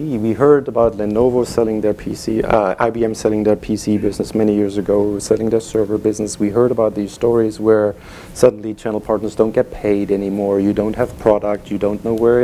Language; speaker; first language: English; non-native, fluent; German